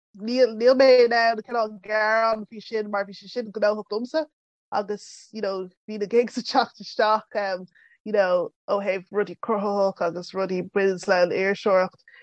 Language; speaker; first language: Irish; early bilingual, other home language; English